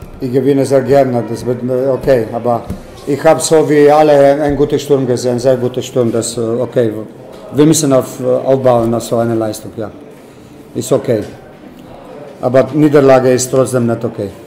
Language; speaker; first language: German; non-native, fluent; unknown